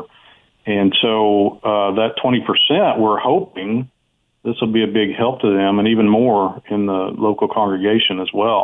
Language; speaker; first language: English; native; English